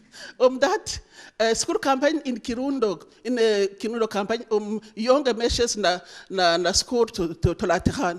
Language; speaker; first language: Dutch; non-native, learner; Rundi